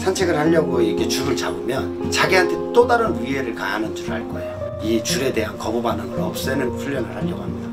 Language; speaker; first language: Korean; native; Korean